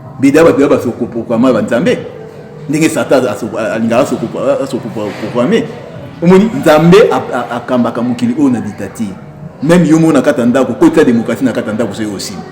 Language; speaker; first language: Lingala; non-native, local second language; Kongo